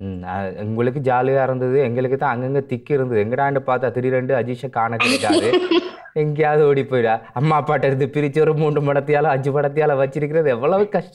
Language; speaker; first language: Tamil; native; Tamil